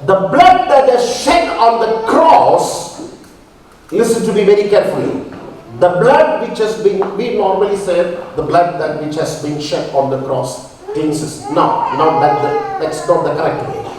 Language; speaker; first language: English; non-native, local second language; Malayalam